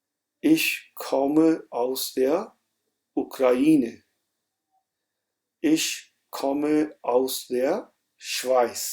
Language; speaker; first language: German; non-native, fluent; Urdu